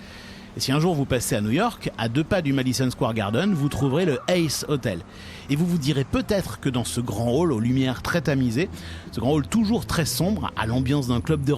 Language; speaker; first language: French; native; French